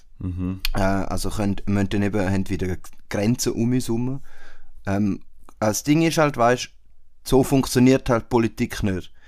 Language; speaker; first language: German; native; German